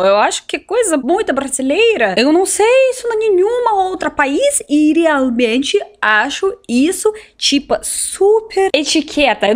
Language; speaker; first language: Portuguese; non-native, learner; Russian